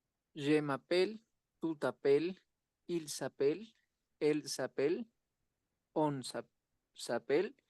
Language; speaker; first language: French; non-native, learner; Spanish